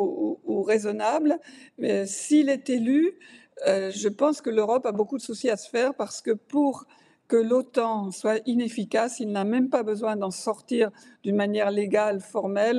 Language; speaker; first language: French; native; French